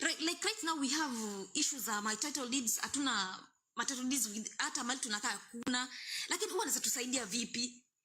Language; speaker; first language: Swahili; non-native, local second language; Luo (Kenya and Tanzania)